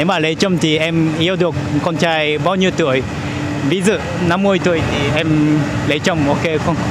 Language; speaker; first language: Vietnamese; non-native, fluent; Japanese